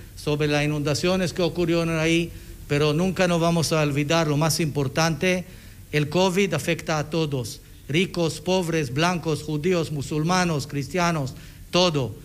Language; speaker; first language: Spanish; non-native, fluent; Hebrew